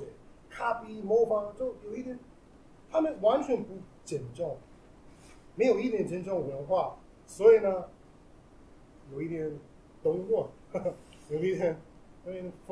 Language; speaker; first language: Chinese; non-native, learner; English